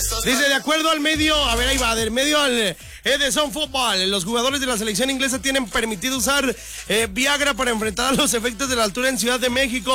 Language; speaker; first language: Spanish; native; Spanish